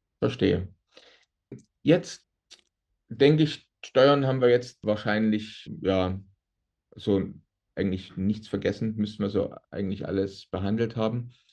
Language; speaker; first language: German; native; German